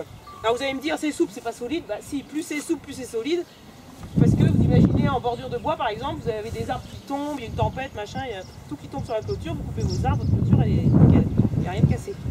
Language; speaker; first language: French; native; French